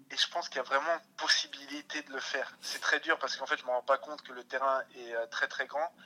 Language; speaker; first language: French; early bilingual, other home language; Russian